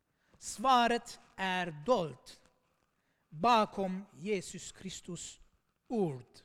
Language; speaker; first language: Swedish; non-native, fluent; Armenian